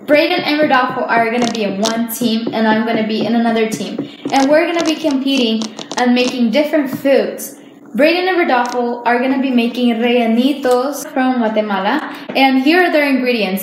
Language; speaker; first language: English; early bilingual, other home language; Spanish